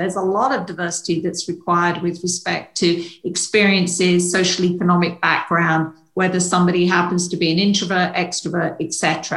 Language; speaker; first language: English; native; English